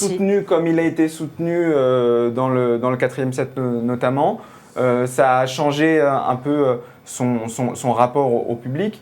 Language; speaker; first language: French; native; French